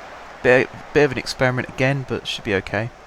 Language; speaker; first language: English; native; English